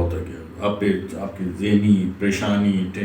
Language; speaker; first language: Urdu; native; Urdu